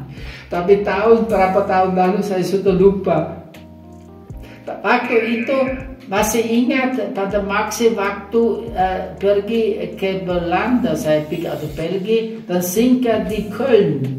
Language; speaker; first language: Indonesian; non-native, fluent; German